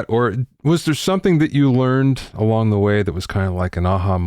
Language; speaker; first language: English; native; English